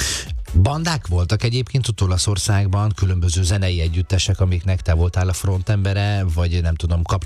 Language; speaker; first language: Hungarian; native; Hungarian